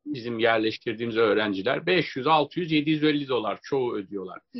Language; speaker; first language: Turkish; native; Turkish